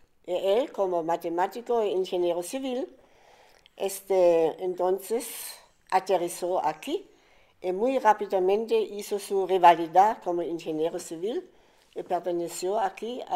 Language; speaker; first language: Spanish; non-native, fluent; German